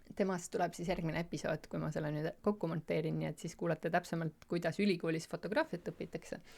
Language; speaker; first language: Estonian; native; Estonian